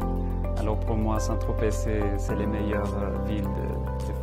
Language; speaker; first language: French; non-native, learner; English